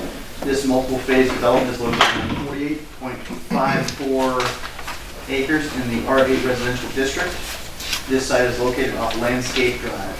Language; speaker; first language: English; native; English